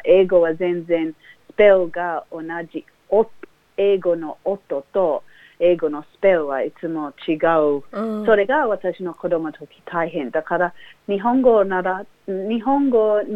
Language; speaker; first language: Japanese; non-native, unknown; English